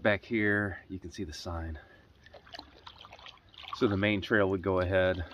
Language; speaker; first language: English; native; English